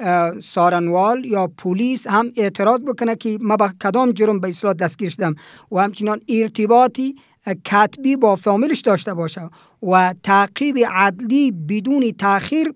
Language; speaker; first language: Persian; native; Persian